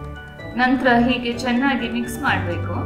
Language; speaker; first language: Kannada; native; Kannada